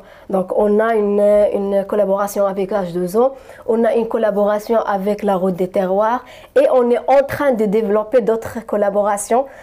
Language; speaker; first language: French; non-native, local second language; Arabic